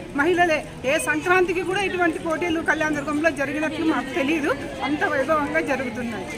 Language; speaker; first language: Telugu; native; Telugu